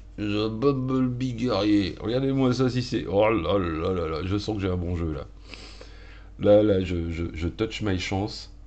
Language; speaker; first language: French; native; French